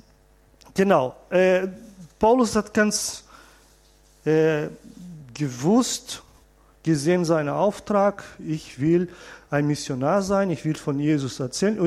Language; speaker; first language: German; non-native, fluent; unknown